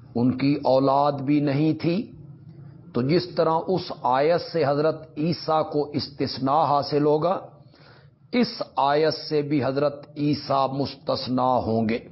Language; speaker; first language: Urdu; non-native, local second language; Punjabi